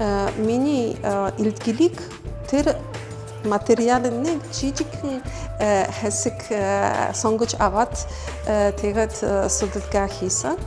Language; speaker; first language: Mongolian; non-native, fluent; Polish